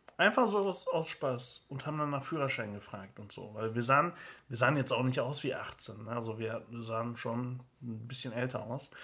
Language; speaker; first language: German; early bilingual, other home language; Turkish